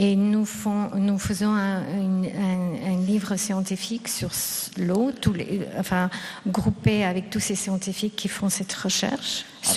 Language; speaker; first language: French; non-native, fluent; Russian